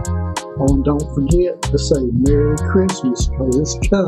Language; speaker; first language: English; native; English